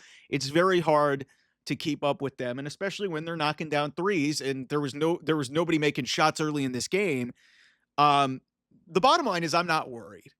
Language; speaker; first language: English; native; English